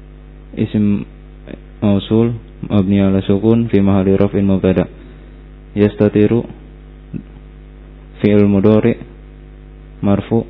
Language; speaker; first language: Arabic; non-native, learner; Indonesian